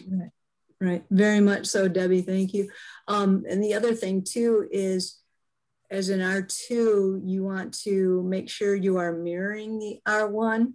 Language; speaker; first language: English; native; English